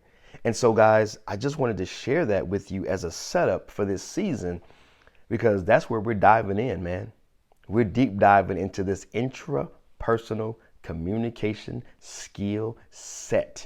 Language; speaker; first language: English; native; English